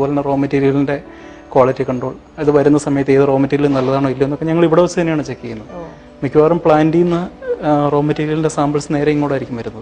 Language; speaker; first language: Malayalam; native; Malayalam